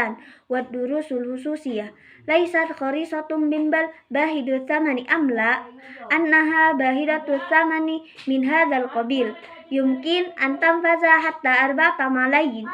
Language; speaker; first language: Arabic; non-native, learner; Indonesian